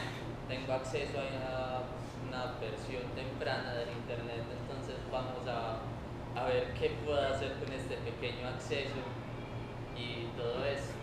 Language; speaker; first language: Spanish; native; Spanish